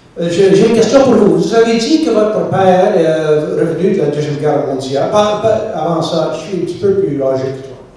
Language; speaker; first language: French; non-native, local second language; English